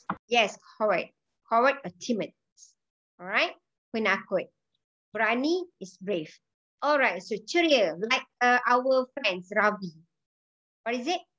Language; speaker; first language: English; non-native, local second language; Malay